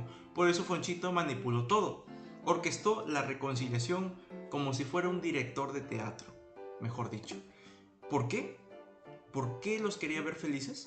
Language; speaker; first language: Spanish; native; Spanish